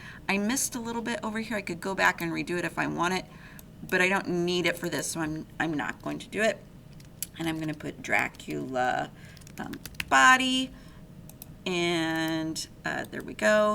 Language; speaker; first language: English; native; English